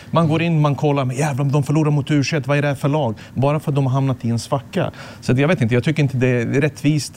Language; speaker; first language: Swedish; early bilingual, other home language; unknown